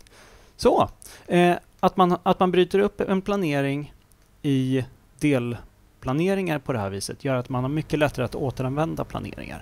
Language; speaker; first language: Swedish; native; Swedish